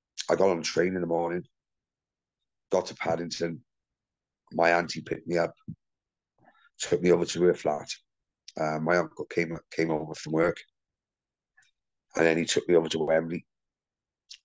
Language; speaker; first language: English; native; English